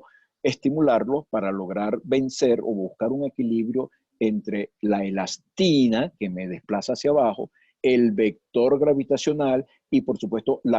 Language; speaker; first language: Spanish; native; Spanish